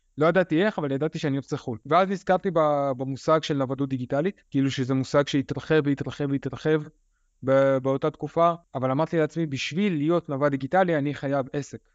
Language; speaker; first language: Hebrew; early bilingual, other home language; Russian